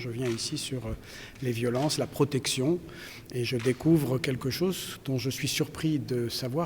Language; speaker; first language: French; native; French